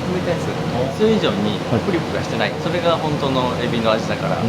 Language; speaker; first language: Japanese; native; Japanese